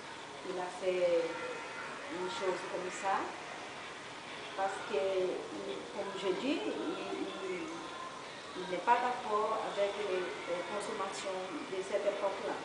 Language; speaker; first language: French; non-native, learner; Portuguese